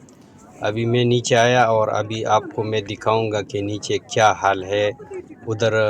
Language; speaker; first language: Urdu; non-native, local second language; Pashto